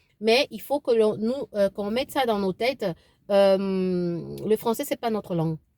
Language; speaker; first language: French; non-native, local second language; Lingala